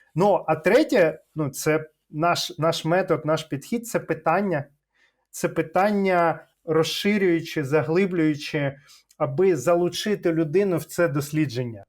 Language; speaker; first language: Ukrainian; non-native, local second language; Russian